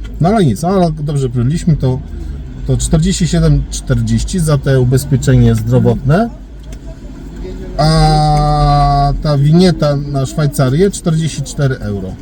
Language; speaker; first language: Polish; native; Polish